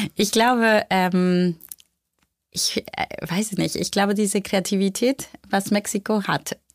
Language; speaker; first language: German; non-native, fluent; Spanish